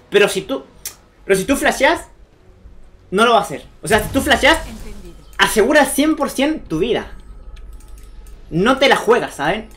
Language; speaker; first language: Spanish; native; Spanish